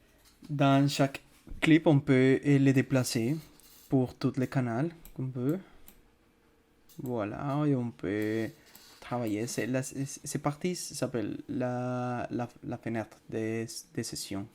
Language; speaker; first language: French; non-native, fluent; Spanish